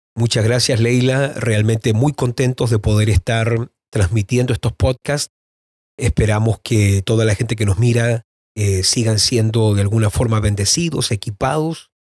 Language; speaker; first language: Spanish; native; Spanish